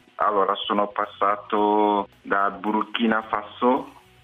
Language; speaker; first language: Italian; non-native, fluent; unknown